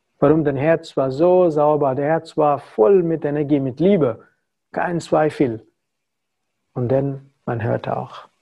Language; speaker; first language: German; non-native, fluent; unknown